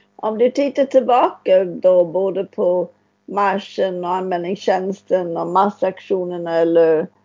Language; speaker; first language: Swedish; non-native, fluent; English